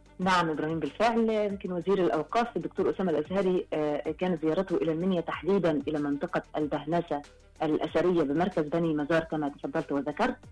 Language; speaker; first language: Arabic; native; Arabic